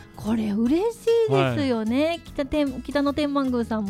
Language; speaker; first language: Japanese; native; Japanese